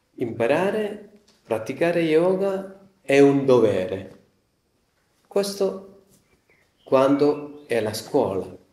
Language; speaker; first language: Italian; non-native, fluent; Malayalam